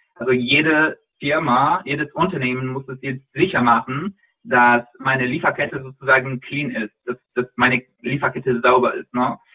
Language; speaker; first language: German; non-native, fluent; Polish